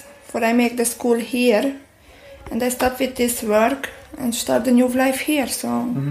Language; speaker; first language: English; non-native, learner; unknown